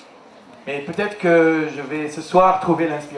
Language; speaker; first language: French; native; French